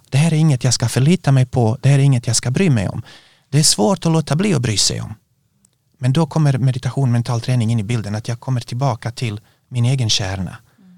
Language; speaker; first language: Swedish; non-native, fluent; Bosnian